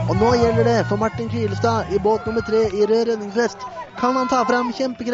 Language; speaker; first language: Norwegian; native; Norwegian